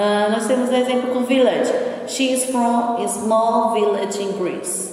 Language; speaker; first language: English; non-native, fluent; Portuguese